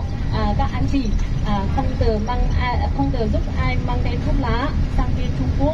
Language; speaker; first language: Vietnamese; non-native, fluent; Chinese